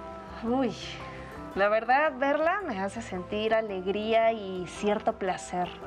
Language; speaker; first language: Spanish; native; Spanish